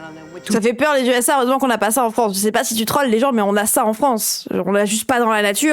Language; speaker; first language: French; native; French